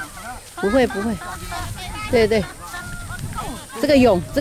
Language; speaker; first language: Chinese; native; Chinese